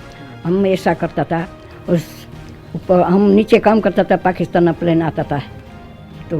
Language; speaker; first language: Hindi; non-native, local second language; Gujarati